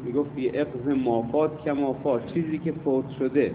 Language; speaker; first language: Persian; native; Persian